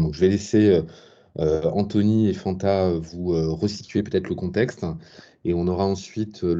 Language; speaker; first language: French; native; French